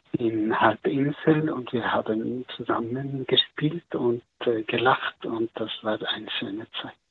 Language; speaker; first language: German; non-native, learner; Arabic